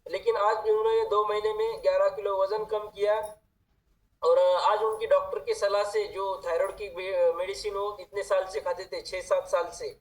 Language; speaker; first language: Hindi; non-native, local second language; Marathi